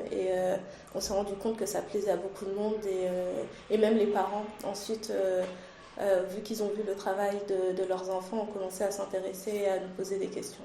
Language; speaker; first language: French; early bilingual, other home language; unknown